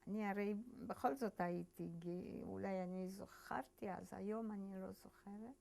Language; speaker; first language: Hebrew; early bilingual, other home language; Polish